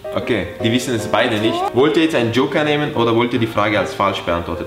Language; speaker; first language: German; native; German